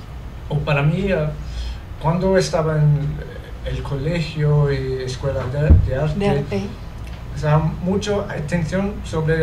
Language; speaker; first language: Spanish; non-native, learner; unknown